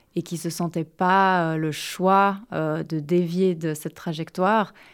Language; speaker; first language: French; native; French